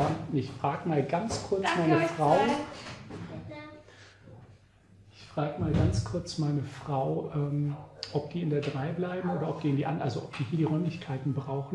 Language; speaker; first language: German; native; German